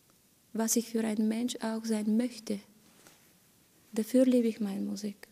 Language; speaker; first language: German; non-native, fluent; Bulgarian